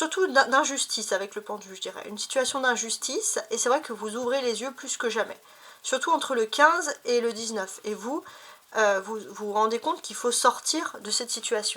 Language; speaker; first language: French; native; French